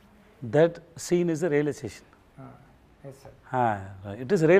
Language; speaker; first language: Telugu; non-native, learner; Tamil